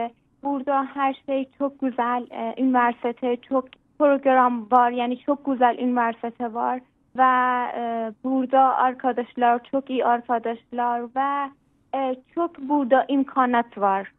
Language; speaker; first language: Turkish; non-native, learner; Persian